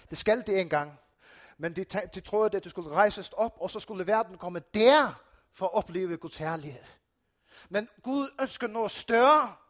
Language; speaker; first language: Danish; non-native, local second language; Faroese